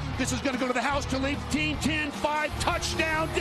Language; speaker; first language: English; native; English